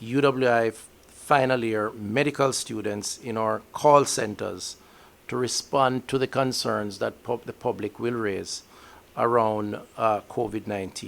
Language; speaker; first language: English; native; English